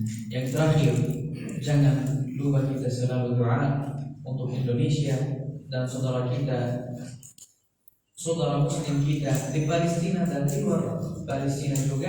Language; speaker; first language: Indonesian; non-native, fluent; Arabic